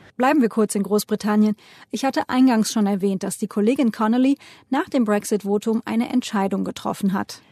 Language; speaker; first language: German; early bilingual, other home language; Turkish